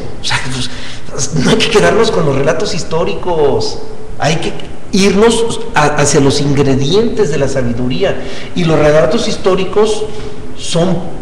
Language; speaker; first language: Spanish; native; Spanish